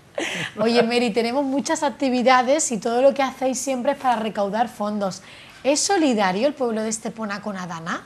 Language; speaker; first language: Spanish; native; Spanish